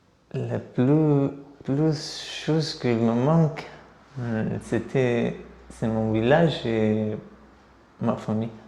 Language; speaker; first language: French; non-native, learner; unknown